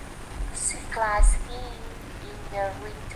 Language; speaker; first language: English; non-native, learner; Vietnamese